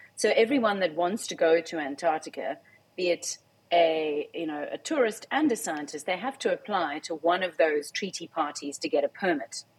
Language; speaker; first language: English; native; English